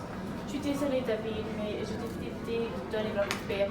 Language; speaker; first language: French; non-native, learner; English